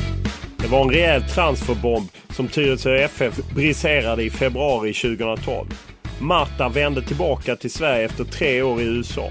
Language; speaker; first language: Swedish; native; Swedish